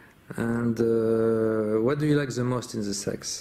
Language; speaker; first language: English; non-native, fluent; French